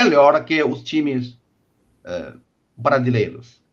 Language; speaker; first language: Portuguese; non-native, fluent; Chinese